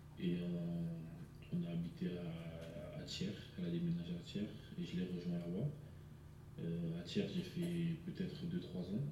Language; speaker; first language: French; early bilingual, other home language; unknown